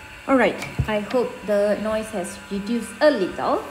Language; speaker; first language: English; non-native, local second language; Malay